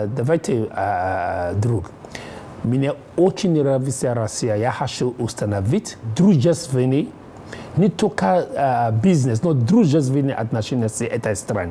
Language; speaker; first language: Russian; non-native, learner; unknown